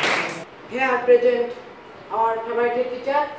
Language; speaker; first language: English; non-native, learner; Bangla